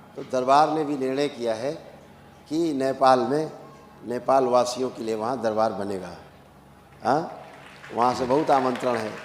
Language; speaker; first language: Hindi; native; Hindi